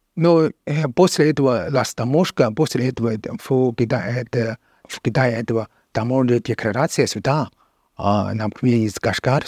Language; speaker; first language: Russian; non-native, learner; Chinese